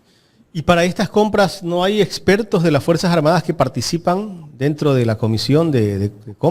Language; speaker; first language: Spanish; native; Spanish